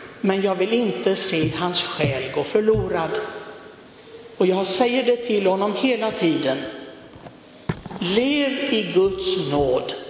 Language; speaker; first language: Swedish; non-native, fluent; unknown